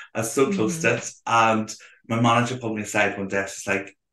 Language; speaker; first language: English; native; English